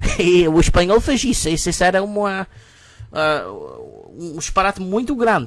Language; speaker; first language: Portuguese; non-native, learner; English